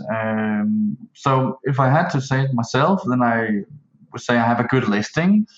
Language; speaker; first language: English; non-native, fluent; Danish